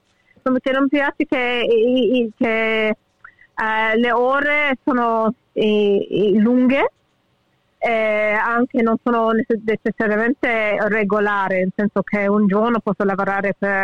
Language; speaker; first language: Italian; early bilingual, heritage; English